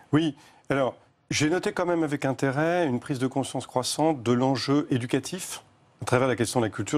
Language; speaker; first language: French; native; French